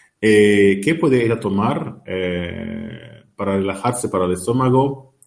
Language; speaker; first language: Spanish; non-native, learner; Arabic